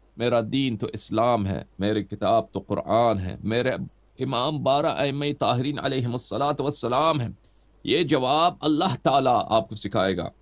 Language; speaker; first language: Urdu; non-native, fluent; Persian